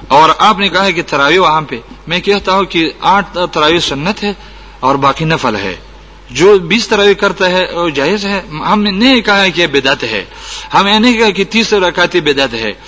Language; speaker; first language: Urdu; non-native, local second language; Pashto